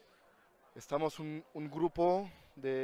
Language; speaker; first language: Spanish; non-native, fluent; French